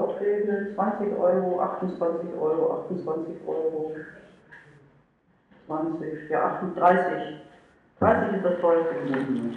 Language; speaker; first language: German; native; German